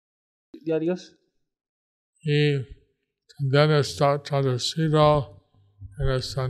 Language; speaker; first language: Spanish; non-native, learner; English